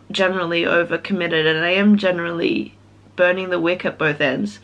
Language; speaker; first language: English; native; English